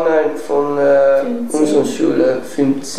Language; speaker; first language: German; non-native, learner; Dutch